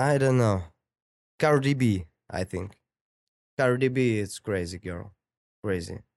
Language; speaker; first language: English; non-native, learner; Ukrainian